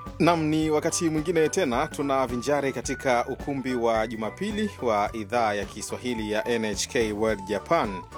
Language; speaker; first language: Swahili; native; Swahili